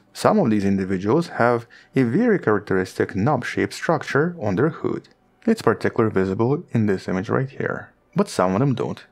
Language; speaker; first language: English; non-native, fluent; Russian